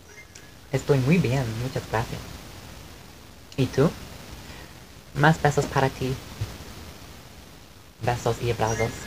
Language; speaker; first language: Spanish; non-native, learner; English